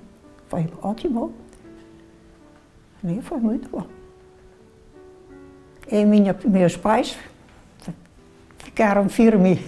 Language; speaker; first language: Portuguese; non-native, learner; Dutch